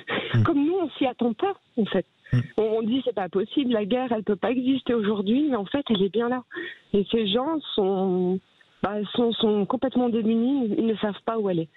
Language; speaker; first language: French; native; French